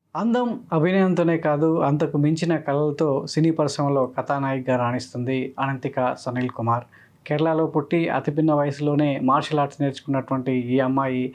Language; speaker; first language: Telugu; native; Telugu